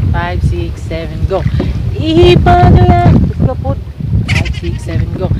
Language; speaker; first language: Filipino; non-native, local second language; Cebuano